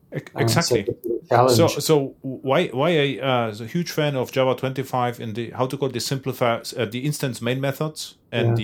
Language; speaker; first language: English; non-native, fluent; German